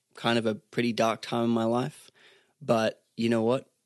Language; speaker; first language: English; native; English